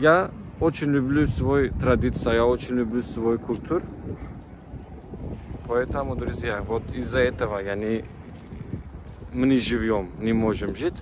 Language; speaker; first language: Russian; non-native, learner; Turkish